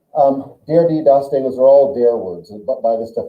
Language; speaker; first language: German; non-native, learner; English